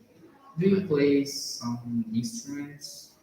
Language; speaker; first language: English; non-native, learner; Portuguese